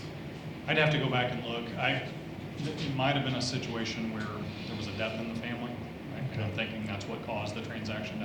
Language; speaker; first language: English; native; English